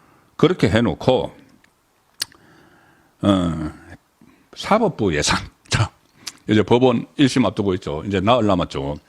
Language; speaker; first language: Korean; native; Korean